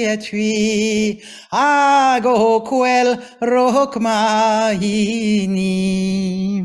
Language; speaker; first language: Welsh; non-native, fluent; French